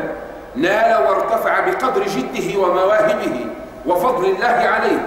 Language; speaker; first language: Arabic; native; Arabic